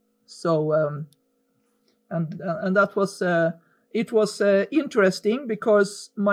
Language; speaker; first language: English; non-native, fluent; Swedish